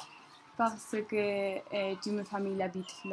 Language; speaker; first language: French; non-native, learner; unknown